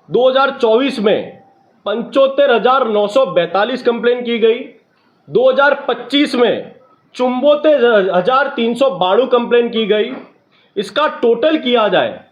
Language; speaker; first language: Hindi; non-native, local second language; Gujarati